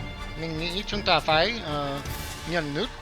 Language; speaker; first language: Vietnamese; non-native, learner; English